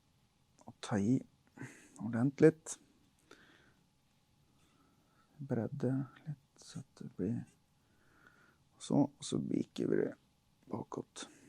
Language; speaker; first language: Swedish; native; Swedish